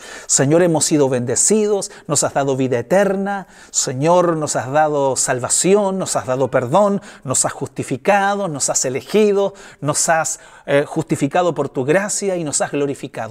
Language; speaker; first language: Spanish; native; Spanish